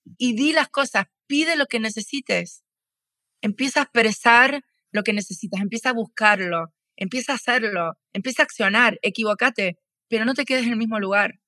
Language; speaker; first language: Spanish; native; Spanish